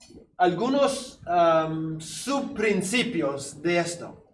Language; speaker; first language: Spanish; non-native, fluent; English